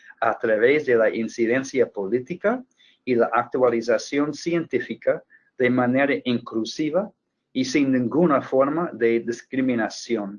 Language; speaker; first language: Spanish; non-native, fluent; English